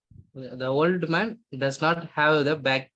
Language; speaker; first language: English; non-native, learner; Tamil